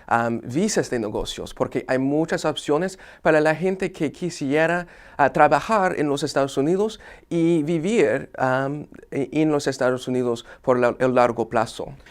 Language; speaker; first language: Spanish; non-native, fluent; English